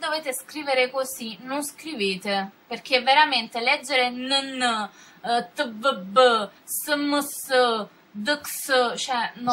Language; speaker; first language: Italian; native; Italian